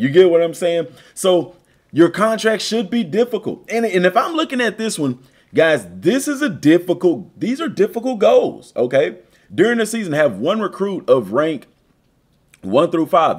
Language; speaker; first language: English; native; English